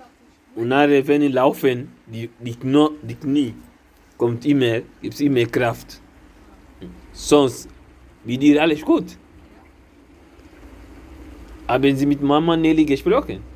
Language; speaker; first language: German; non-native, learner; Lingala